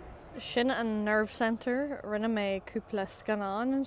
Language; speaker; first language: Irish; non-native, local second language; English